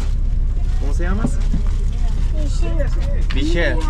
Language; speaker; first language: Spanish; non-native, learner; Korean